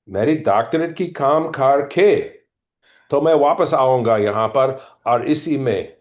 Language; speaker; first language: Hindi; non-native, learner; English